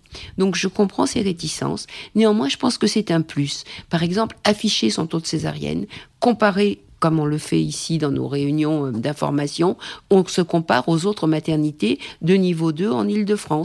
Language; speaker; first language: French; native; French